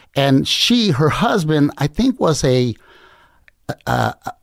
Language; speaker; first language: English; native; English